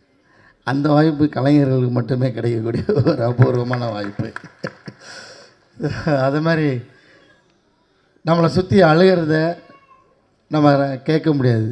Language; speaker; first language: Tamil; native; Tamil